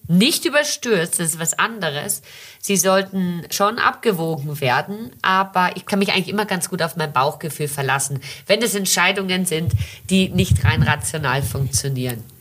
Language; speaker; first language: German; early bilingual, heritage; German